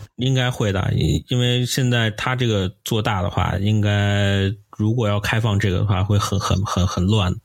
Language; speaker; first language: Chinese; native; Chinese